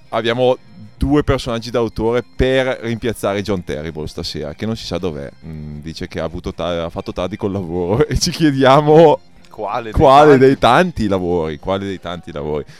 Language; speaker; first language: Italian; native; Italian